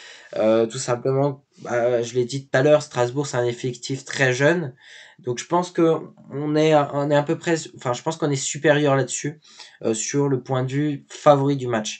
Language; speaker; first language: French; native; French